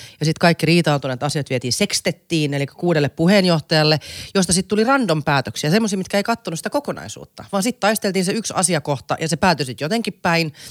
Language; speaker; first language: Finnish; native; Finnish